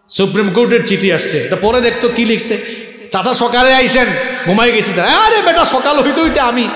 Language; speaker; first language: Bangla; non-native, local second language; Sylheti